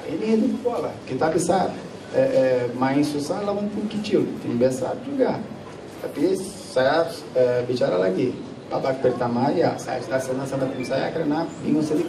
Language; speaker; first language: Indonesian; non-native, learner; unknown